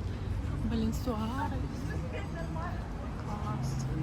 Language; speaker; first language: Russian; native; Russian